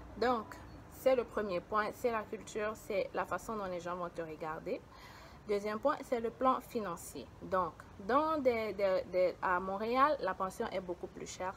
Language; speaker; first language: French; native; French